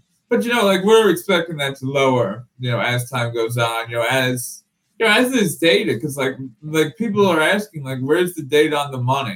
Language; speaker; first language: English; native; English